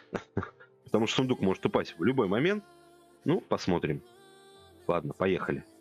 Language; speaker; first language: Russian; native; Russian